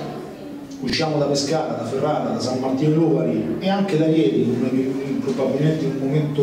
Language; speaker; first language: Italian; native; Italian